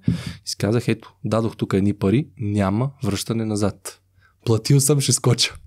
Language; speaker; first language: Bulgarian; native; Bulgarian